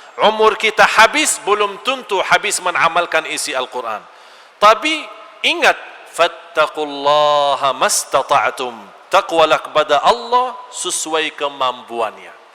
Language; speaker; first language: Malay; non-native, fluent; Arabic